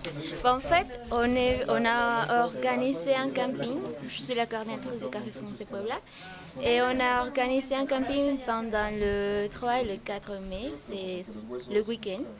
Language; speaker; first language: French; non-native, fluent; Spanish